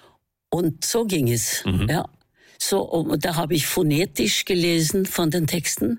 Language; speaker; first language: German; non-native, fluent; Norwegian